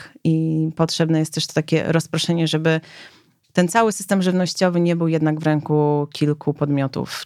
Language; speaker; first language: Polish; native; Polish